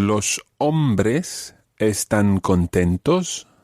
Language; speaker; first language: Spanish; non-native, fluent; English